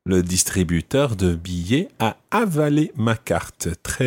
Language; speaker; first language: French; non-native, fluent; English